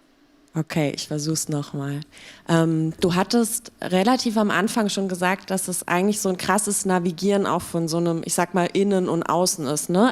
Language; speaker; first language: German; native; German